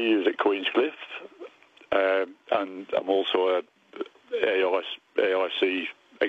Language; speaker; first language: English; native; English